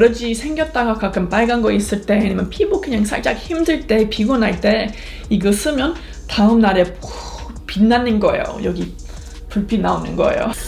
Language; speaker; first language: Korean; non-native, fluent; English